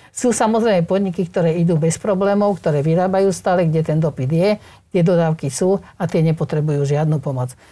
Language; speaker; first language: Slovak; native; Slovak